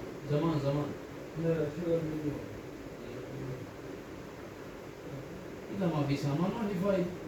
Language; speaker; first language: Arabic; non-native, learner; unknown